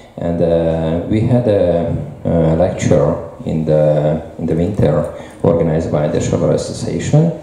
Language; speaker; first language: English; non-native, fluent; Hungarian